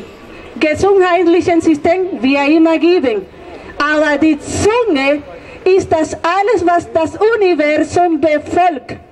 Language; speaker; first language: German; non-native, fluent; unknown